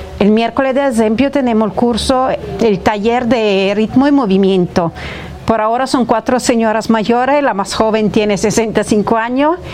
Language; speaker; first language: Spanish; non-native, fluent; Italian